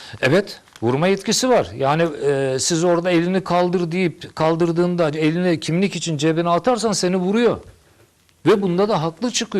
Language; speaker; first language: Turkish; native; Turkish